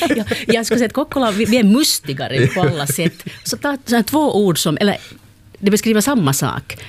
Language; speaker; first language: Swedish; native; Swedish